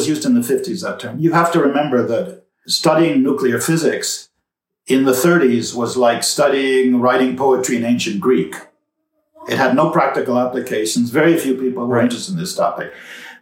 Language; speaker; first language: English; native; English